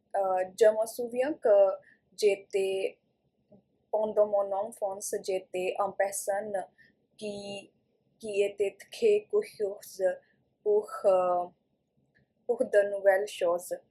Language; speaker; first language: French; non-native, learner; Punjabi